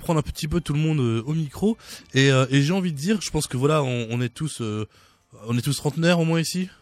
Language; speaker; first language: French; native; French